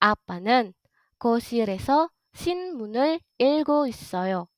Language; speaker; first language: Korean; non-native, fluent; Indonesian